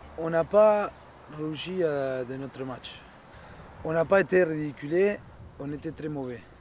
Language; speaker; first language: French; non-native, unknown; Spanish